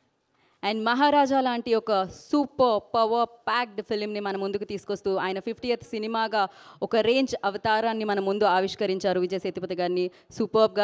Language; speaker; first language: Telugu; native; Telugu